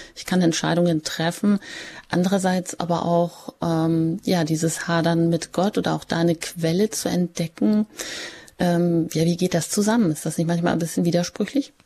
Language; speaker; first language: German; native; German